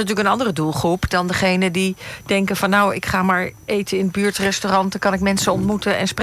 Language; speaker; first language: Dutch; native; Dutch